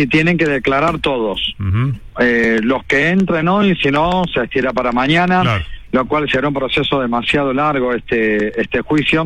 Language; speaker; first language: Spanish; native; Spanish